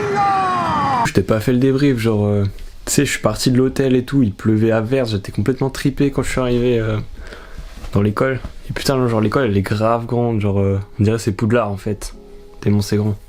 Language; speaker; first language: French; native; French